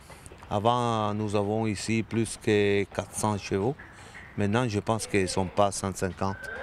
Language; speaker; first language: French; non-native, learner; Italian